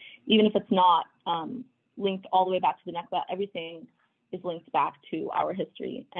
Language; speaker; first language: English; native; English